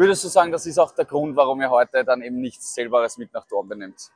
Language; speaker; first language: German; native; German